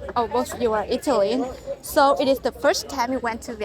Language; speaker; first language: English; non-native, learner; Vietnamese